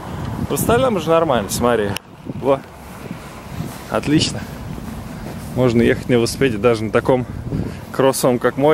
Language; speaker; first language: Russian; native; Russian